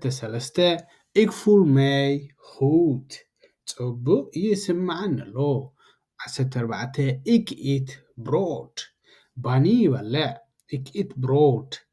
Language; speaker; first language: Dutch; non-native, learner; Tigrinya